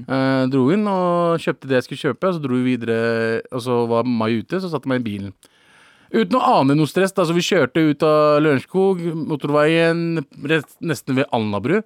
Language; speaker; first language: Norwegian; early bilingual, other home language; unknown